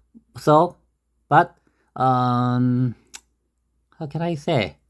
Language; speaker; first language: English; non-native, learner; Korean